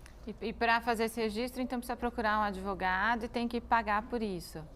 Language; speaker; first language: Portuguese; native; Portuguese